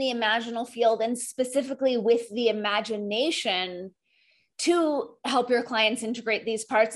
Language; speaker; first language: English; native; English